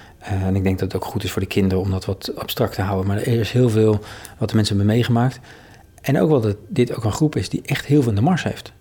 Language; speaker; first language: Dutch; native; Dutch